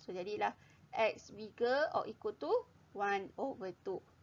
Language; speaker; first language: English; non-native, local second language; Malay